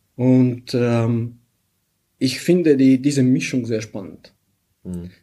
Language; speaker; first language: German; non-native, fluent; Bulgarian